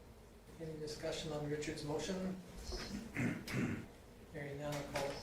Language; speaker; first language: English; native; English